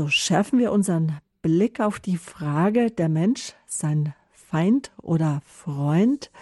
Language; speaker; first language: German; native; German